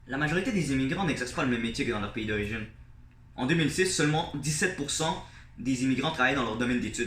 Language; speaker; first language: French; native; French